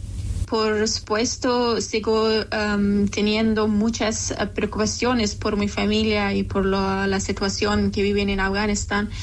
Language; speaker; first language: Spanish; non-native, local second language; Persian